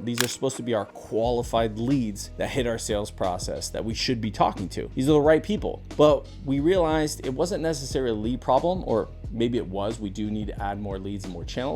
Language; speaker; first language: English; native; English